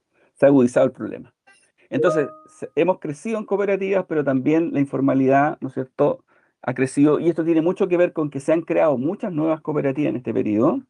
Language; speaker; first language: Spanish; native; Spanish